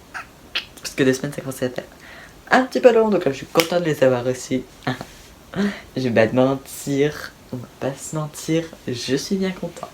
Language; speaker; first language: French; native; French